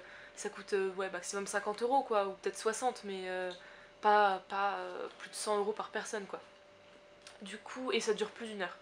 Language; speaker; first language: French; native; French